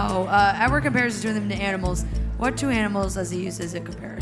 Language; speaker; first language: English; native; English